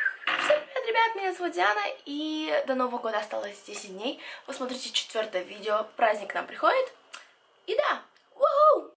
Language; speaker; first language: Russian; native; Russian